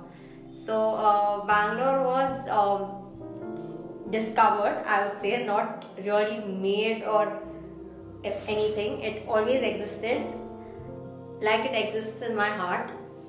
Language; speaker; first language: English; non-native, local second language; Hindi